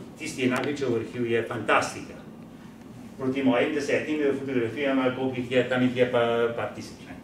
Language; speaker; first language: Slovenian; native; Slovenian